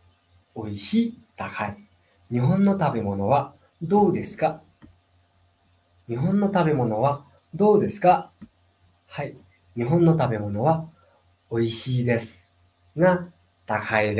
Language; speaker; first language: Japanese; non-native, fluent; Nepali